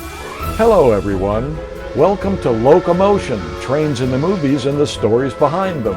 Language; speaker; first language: English; native; English